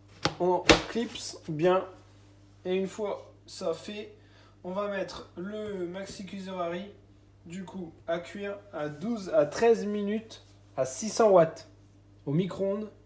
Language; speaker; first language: French; native; French